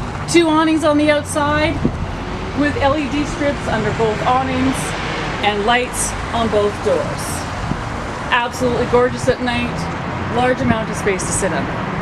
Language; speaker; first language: English; native; English